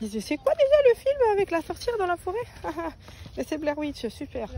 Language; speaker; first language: French; native; French